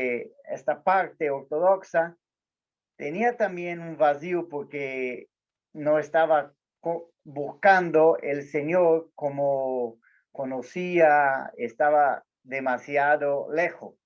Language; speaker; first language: Spanish; non-native, learner; Portuguese